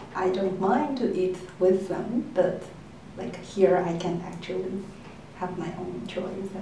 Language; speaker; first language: English; non-native, fluent; Chinese